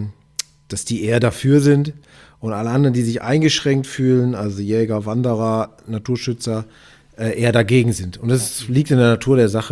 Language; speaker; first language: German; native; German